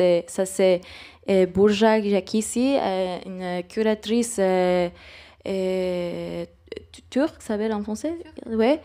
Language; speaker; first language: French; non-native, fluent; Spanish